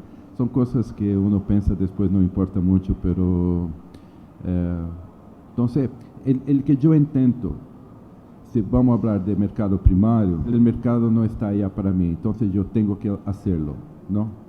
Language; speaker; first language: Spanish; non-native, learner; Portuguese